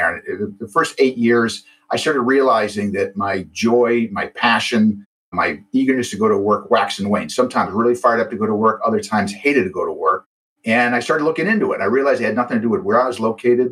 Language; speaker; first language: English; native; English